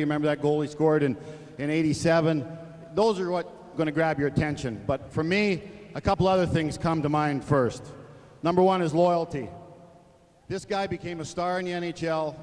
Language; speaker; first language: English; native; English